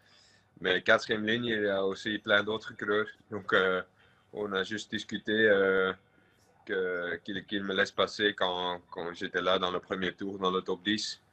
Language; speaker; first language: French; non-native, local second language; Dutch